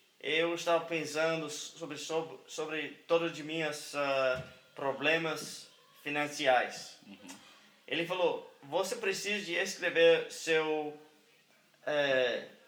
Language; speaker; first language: Portuguese; non-native, learner; English